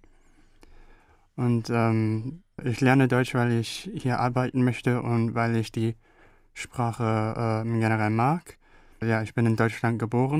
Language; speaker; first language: German; early bilingual, other home language; Korean